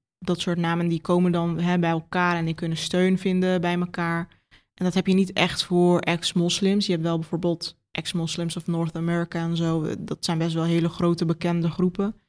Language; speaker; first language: Dutch; early bilingual, other home language; Turkish